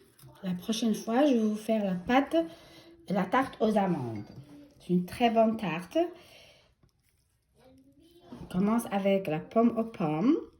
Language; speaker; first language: French; non-native, fluent; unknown